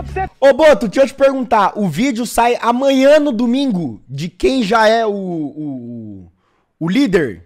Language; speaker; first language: Portuguese; native; Portuguese